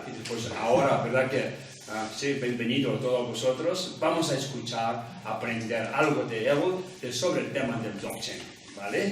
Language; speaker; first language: Spanish; non-native, learner; Tibetan